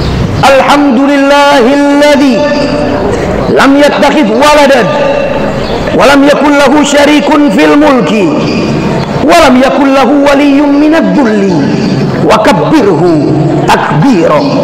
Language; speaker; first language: Arabic; non-native, fluent; Indonesian